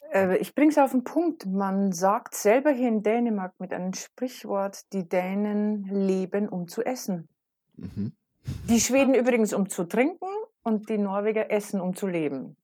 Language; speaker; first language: German; native; German